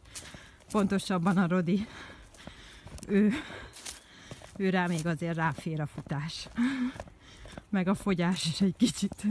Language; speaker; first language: Hungarian; native; Hungarian